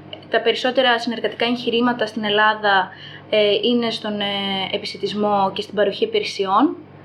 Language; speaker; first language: Greek; native; Greek